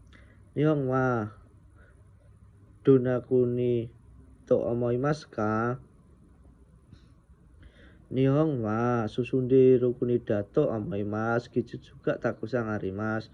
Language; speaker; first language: Japanese; non-native, learner; Indonesian